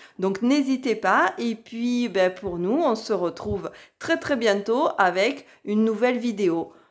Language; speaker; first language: French; native; French